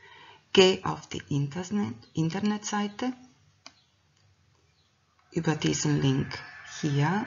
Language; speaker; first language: German; non-native, fluent; Croatian